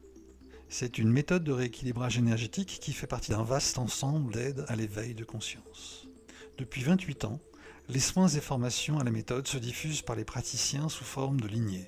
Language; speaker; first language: French; native; French